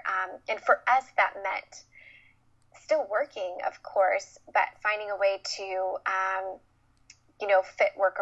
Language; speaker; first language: English; native; English